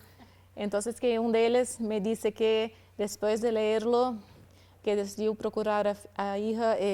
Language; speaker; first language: Spanish; non-native, learner; Portuguese